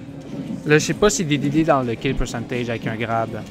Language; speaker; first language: French; native; French